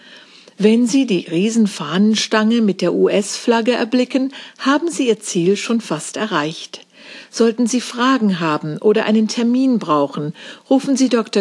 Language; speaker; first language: German; native; German